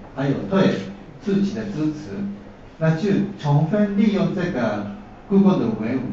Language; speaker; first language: Chinese; non-native, fluent; Japanese